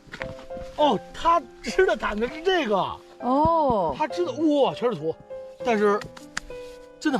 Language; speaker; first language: Chinese; native; Chinese